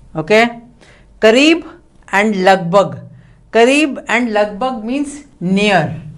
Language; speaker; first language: Hindi; non-native, local second language; Tamil